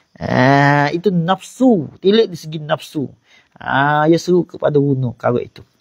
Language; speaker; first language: Malay; native; Malay